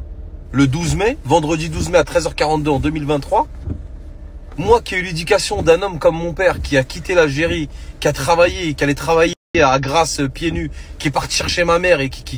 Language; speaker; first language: French; native; French